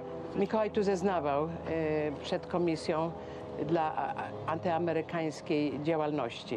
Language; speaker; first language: Polish; native; Polish